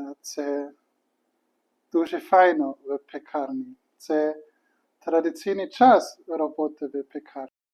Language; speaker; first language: Ukrainian; non-native, learner; German